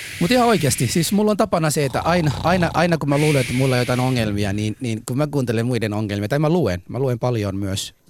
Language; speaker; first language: Finnish; early bilingual, other home language; Somali